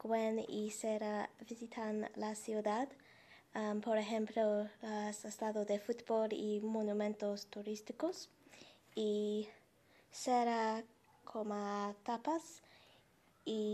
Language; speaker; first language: Spanish; non-native, learner; English